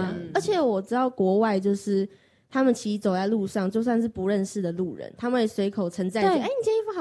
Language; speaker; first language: Chinese; native; Chinese